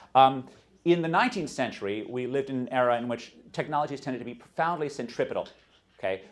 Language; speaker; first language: English; native; English